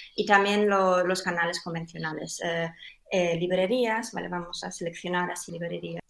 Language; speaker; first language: Spanish; non-native, fluent; German